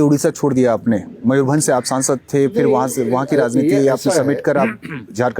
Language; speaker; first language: Hindi; native; Hindi